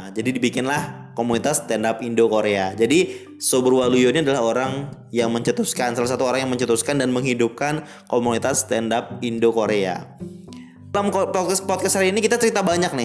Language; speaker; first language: Indonesian; native; Indonesian